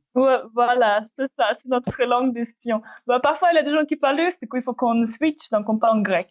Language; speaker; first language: French; non-native, fluent; Russian